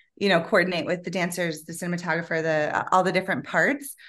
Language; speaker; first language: English; native; English